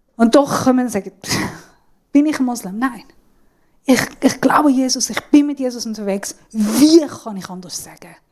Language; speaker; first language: German; non-native, fluent; Persian